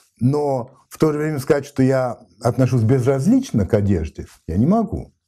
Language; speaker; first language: Russian; non-native, fluent; French